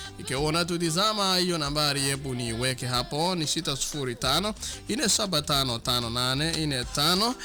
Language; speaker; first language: Swahili; non-native, local second language; Gusii